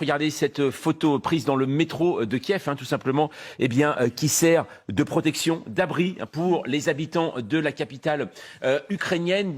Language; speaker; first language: French; native; French